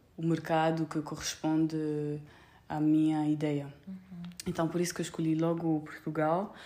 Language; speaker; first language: Portuguese; non-native, fluent; French